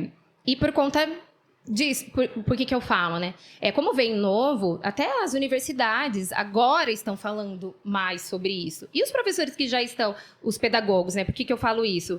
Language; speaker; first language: Portuguese; native; Portuguese